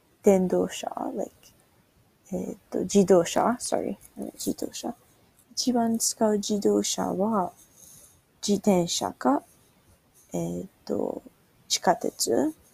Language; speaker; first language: Japanese; non-native, learner; English